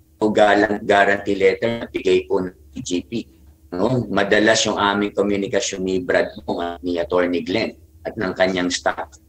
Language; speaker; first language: Filipino; native; Filipino